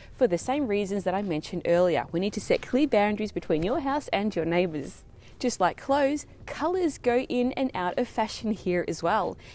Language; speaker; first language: English; early bilingual, other home language; Italian